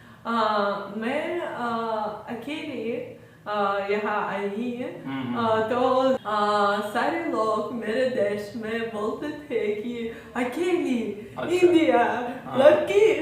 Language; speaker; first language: Hindi; non-native, learner; Russian